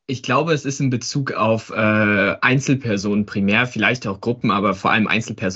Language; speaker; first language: German; native; German